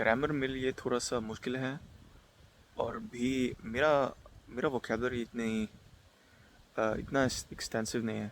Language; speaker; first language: Hindi; non-native, learner; Dutch